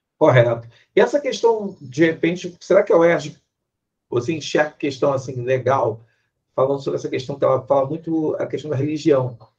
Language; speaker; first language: Portuguese; native; Portuguese